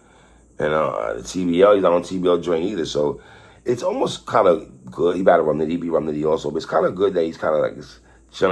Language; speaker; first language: English; native; English